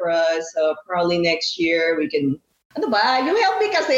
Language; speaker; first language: English; non-native, local second language; Filipino